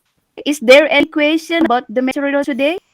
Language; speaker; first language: English; non-native, learner; Indonesian